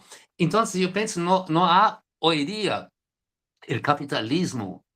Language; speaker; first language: Spanish; non-native, fluent; Portuguese